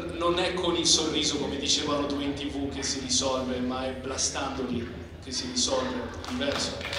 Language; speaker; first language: Italian; native; Italian